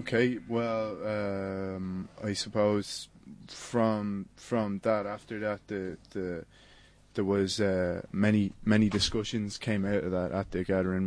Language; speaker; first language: English; native; English